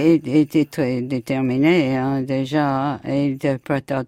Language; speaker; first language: French; non-native, fluent; English